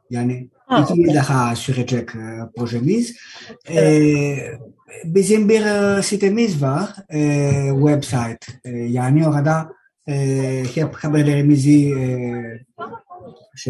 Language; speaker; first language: Turkish; non-native, learner; Greek